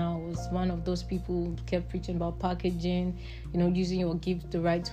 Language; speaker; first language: English; non-native, local second language; Igbo